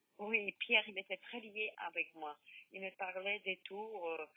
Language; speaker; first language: French; non-native, learner; Polish